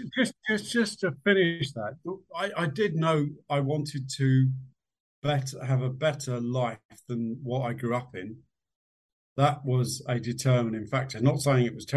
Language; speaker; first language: English; native; English